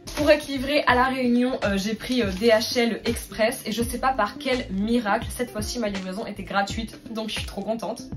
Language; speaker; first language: French; native; French